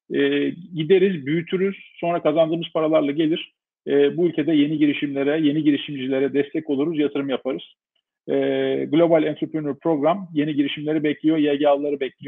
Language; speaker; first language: Turkish; native; Turkish